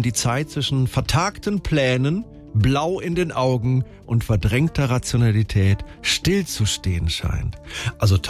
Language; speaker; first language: German; native; German